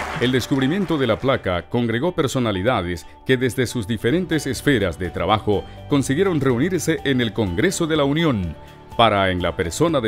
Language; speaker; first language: Spanish; native; Spanish